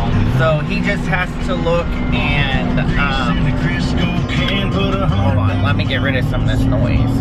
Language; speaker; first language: English; native; English